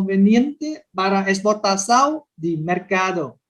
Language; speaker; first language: Portuguese; non-native, learner; Vietnamese